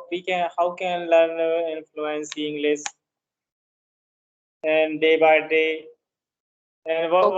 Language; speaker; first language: English; non-native, learner; Hindi